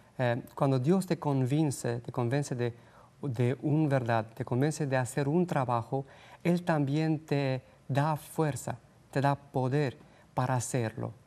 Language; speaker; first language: Spanish; non-native, fluent; Romanian